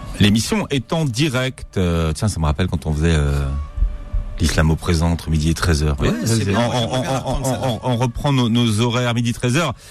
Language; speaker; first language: French; native; French